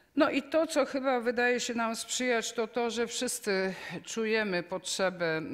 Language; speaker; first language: Polish; native; Polish